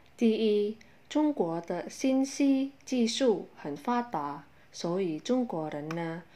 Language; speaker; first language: Chinese; non-native, fluent; Indonesian